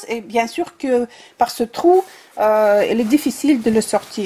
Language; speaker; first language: French; non-native, fluent; Russian